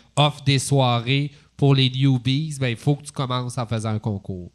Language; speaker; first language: French; native; French